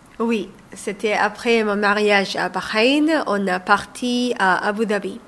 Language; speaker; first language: French; non-native, learner; Somali